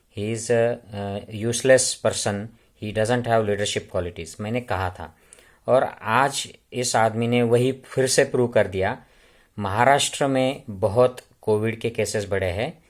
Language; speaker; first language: Hindi; non-native, local second language; Marathi